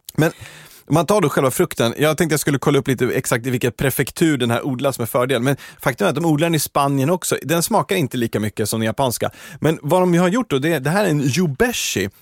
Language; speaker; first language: Swedish; native; Swedish